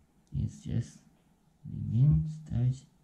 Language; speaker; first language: Russian; non-native, learner; Chinese